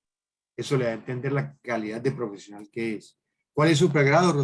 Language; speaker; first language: Spanish; native; Spanish